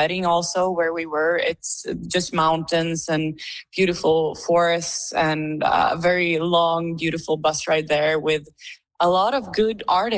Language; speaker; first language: English; non-native, fluent; Swedish